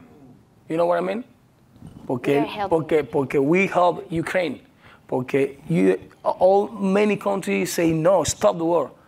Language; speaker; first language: English; non-native, learner; Spanish